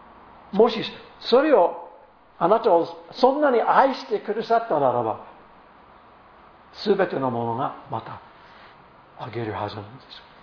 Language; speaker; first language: Japanese; non-native, fluent; English